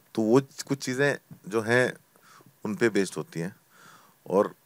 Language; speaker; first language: Hindi; native; Hindi